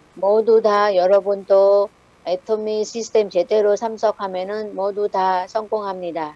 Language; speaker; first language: Korean; non-native, learner; Thai